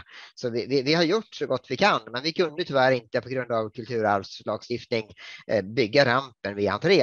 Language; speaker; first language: Swedish; native; Swedish